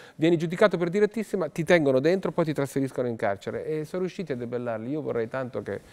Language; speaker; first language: Italian; native; Italian